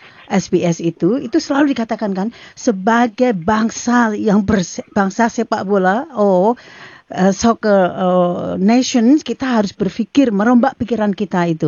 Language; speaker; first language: Indonesian; native; Indonesian